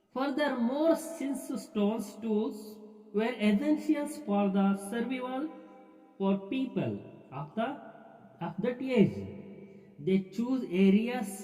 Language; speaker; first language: English; non-native, local second language; Kannada